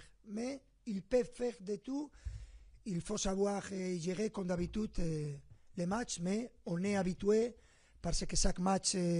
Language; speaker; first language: French; non-native, fluent; Spanish